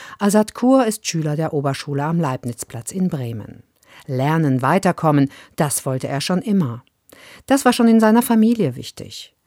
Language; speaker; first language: German; native; German